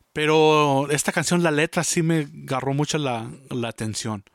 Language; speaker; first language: Spanish; early bilingual, heritage; Spanish